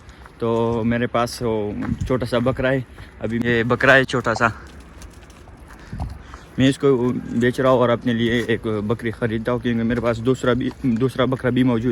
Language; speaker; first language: Hindi; non-native, local second language; Pashto